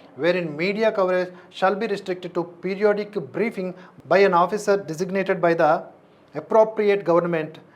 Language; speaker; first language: English; non-native, local second language; Telugu